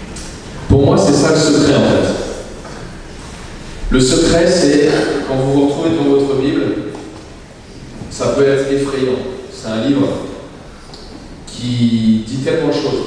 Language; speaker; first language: French; native; French